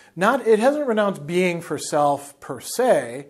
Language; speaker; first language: English; native; English